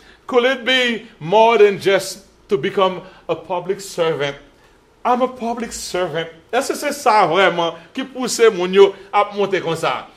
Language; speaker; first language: English; non-native, fluent; Haitian Creole